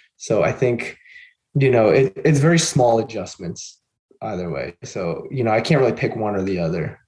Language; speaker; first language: English; native; English